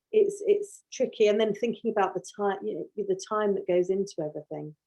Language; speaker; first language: English; native; English